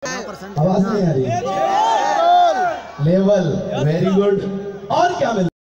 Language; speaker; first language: Hindi; native; Hindi